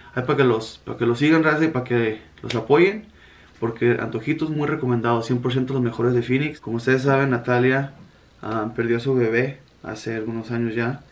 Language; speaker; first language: Spanish; early bilingual, heritage; Spanish